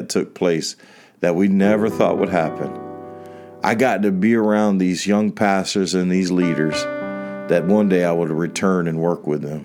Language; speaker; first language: English; native; English